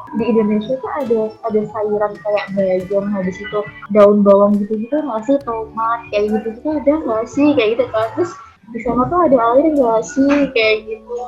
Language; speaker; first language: Indonesian; native; Indonesian